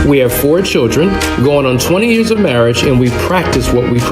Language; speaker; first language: English; native; English